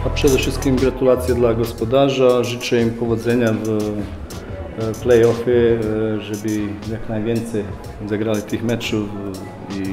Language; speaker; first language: Polish; non-native, fluent; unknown